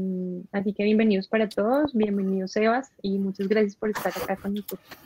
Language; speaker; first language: Spanish; native; Spanish